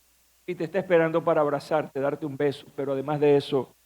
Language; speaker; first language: Spanish; native; Spanish